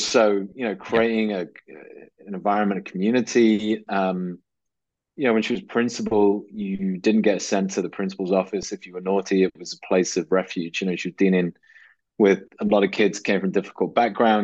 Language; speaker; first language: English; native; English